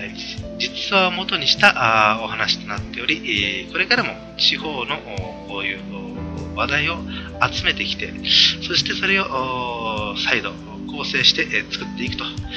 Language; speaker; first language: Japanese; native; Japanese